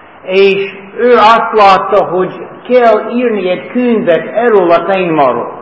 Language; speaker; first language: Hungarian; non-native, fluent; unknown